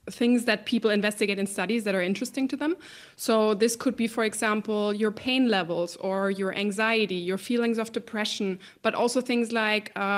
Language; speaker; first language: English; non-native, fluent; German